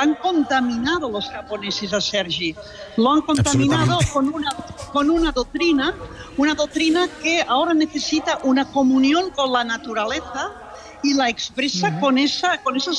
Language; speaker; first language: Spanish; non-native, local second language; Catalan